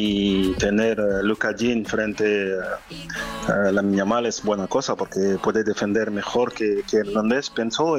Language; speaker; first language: Spanish; non-native, fluent; French